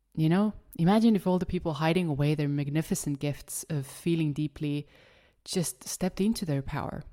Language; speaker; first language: English; non-native, fluent; Estonian